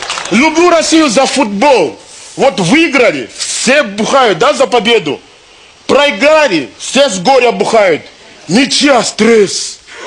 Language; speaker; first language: Russian; non-native, fluent; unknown